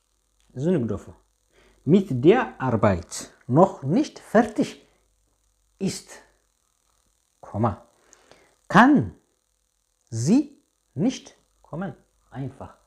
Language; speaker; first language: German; non-native, fluent; Tigrinya